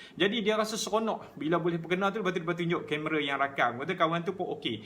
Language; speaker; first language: Malay; native; Malay